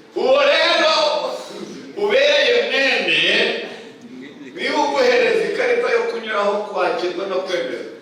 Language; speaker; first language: Kinyarwanda; early bilingual, heritage; Kinyarwanda